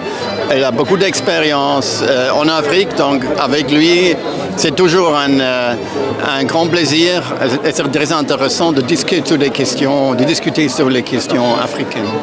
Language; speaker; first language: French; non-native, fluent; German